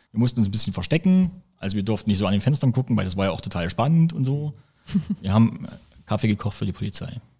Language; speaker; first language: German; native; German